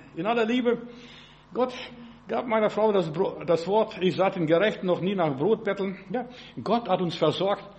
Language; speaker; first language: German; non-native, fluent; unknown